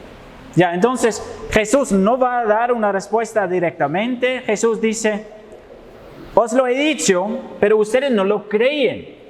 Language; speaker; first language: Spanish; non-native, fluent; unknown